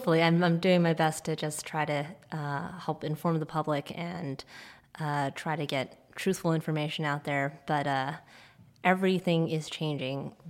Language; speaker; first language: English; non-native, local second language; Cantonese